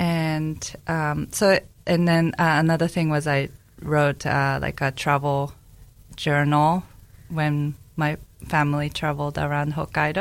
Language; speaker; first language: English; non-native, fluent; Japanese